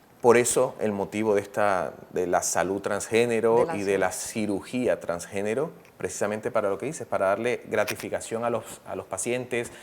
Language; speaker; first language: Spanish; native; Spanish